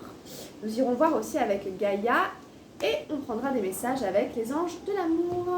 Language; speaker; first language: French; native; French